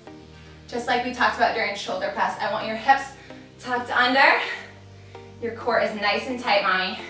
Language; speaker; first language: English; native; English